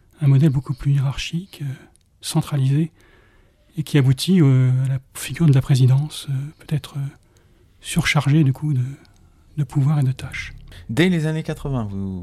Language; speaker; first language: French; native; French